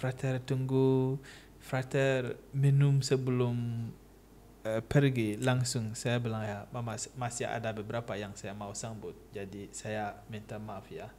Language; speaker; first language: Indonesian; non-native, learner; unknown